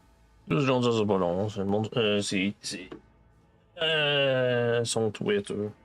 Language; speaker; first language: French; native; French